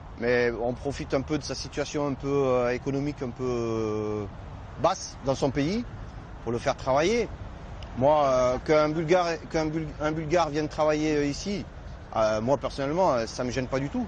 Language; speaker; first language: French; native; French